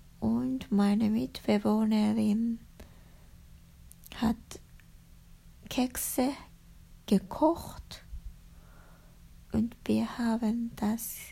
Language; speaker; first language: German; non-native, learner; Japanese